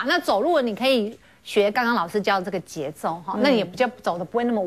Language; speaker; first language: Chinese; native; Chinese